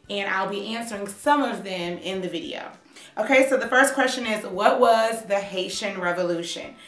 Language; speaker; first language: English; native; English